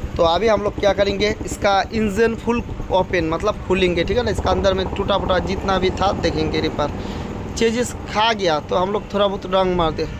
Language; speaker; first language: Hindi; non-native, local second language; Bangla